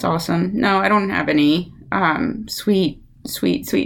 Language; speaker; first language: English; early bilingual, other home language; Spanish